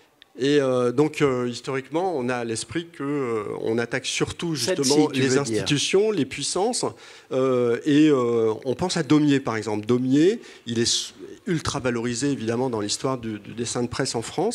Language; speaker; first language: French; native; French